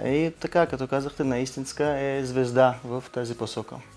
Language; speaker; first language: Bulgarian; non-native, learner; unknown